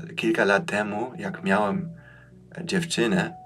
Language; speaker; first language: Polish; non-native, fluent; German